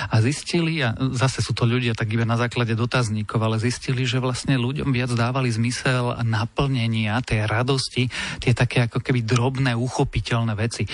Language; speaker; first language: Slovak; native; Slovak